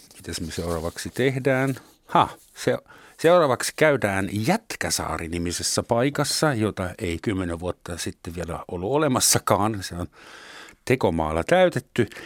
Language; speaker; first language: Finnish; non-native, fluent; German